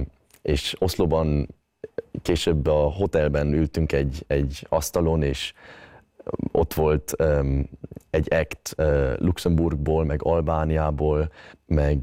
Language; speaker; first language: Hungarian; early bilingual, other home language; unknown